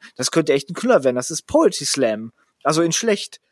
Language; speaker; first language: German; native; German